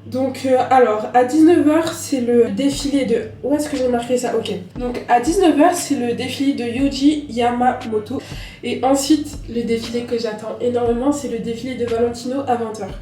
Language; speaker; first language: French; native; French